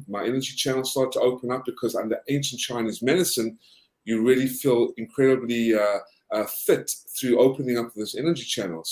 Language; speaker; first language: English; native; English